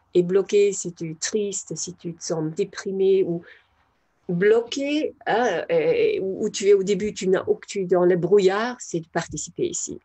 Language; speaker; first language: French; non-native, fluent; German